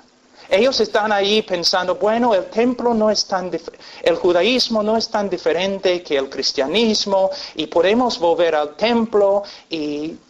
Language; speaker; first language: Spanish; non-native, fluent; English